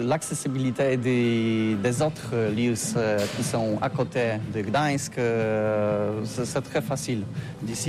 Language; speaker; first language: French; non-native, learner; Polish